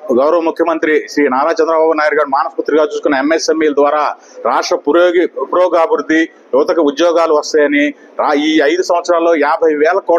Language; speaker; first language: Telugu; native; Telugu